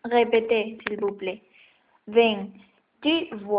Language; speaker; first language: French; non-native, fluent; Spanish